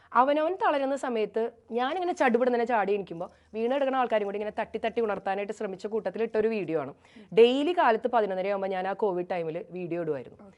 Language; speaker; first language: Malayalam; native; Malayalam